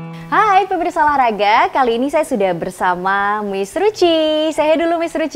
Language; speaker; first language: Indonesian; native; Indonesian